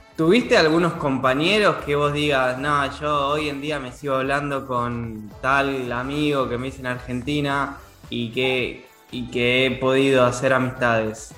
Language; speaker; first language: Spanish; native; Spanish